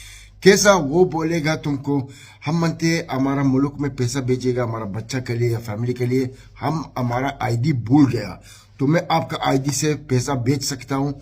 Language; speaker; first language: Hindi; non-native, fluent; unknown